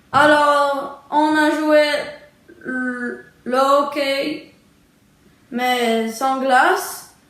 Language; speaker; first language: French; early bilingual, other home language; Czech